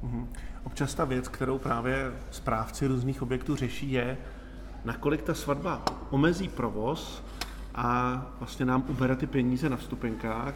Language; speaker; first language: Czech; native; Czech